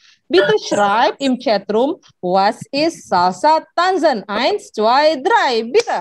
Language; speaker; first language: German; non-native, learner; Indonesian